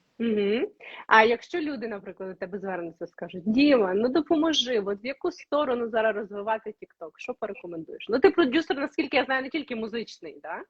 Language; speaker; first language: Ukrainian; native; Ukrainian